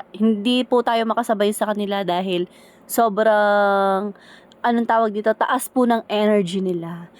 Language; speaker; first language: Filipino; native; Filipino